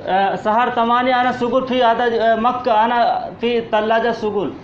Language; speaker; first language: Arabic; non-native, learner; Hindi